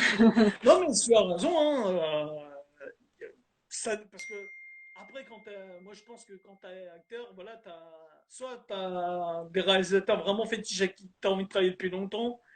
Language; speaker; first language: French; native; French